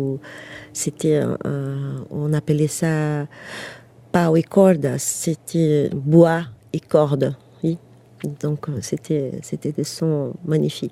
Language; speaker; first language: French; non-native, fluent; Portuguese